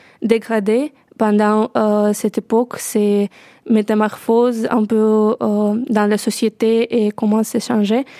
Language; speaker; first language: French; non-native, learner; Russian